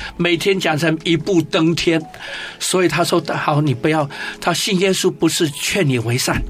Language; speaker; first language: Chinese; native; Chinese